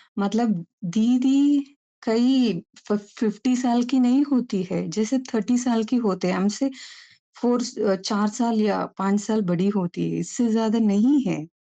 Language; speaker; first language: Hindi; non-native, local second language; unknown